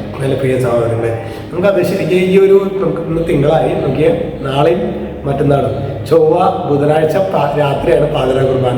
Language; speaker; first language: Malayalam; native; Malayalam